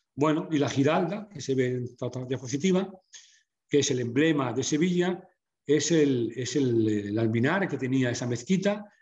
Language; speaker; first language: Spanish; native; Spanish